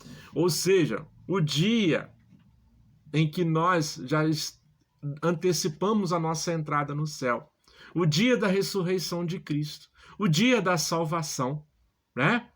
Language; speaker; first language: Portuguese; native; Portuguese